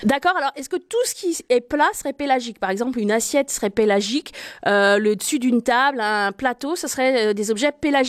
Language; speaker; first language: French; native; French